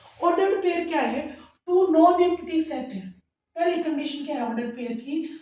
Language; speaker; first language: Hindi; native; Hindi